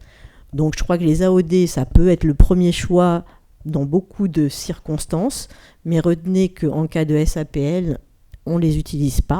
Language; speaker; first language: French; native; French